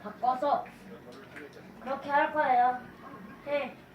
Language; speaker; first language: Korean; non-native, learner; Indonesian